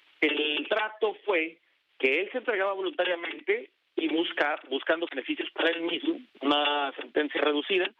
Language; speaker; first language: Spanish; native; Spanish